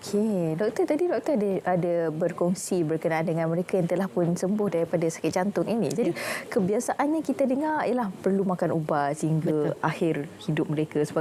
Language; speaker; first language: Malay; native; Malay